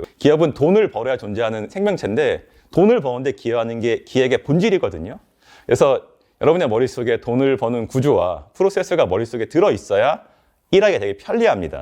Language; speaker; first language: Korean; native; Korean